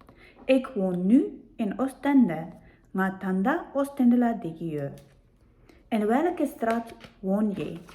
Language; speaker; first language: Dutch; non-native, learner; Tibetan